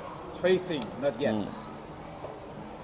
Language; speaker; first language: English; non-native, fluent; Vietnamese